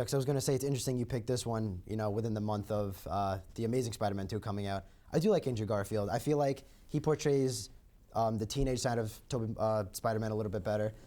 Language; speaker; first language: English; native; English